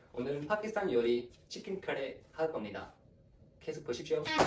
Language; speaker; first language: Korean; non-native, fluent; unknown